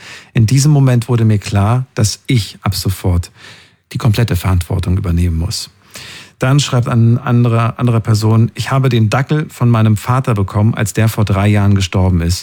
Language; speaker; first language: German; native; German